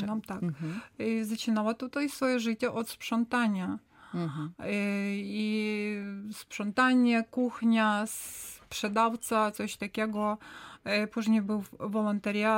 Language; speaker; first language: Polish; non-native, learner; Ukrainian